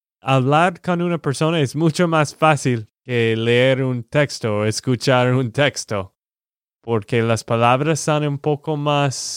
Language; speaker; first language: Spanish; non-native, learner; English